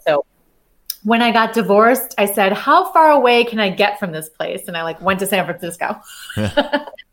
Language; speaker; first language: English; native; English